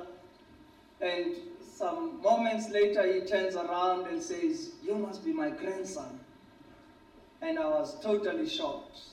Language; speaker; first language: English; non-native, local second language; Xhosa